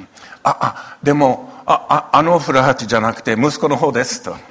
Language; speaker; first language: Japanese; non-native, local second language; English